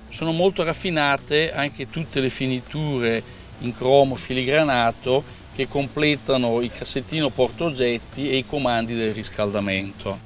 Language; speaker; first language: Italian; native; Italian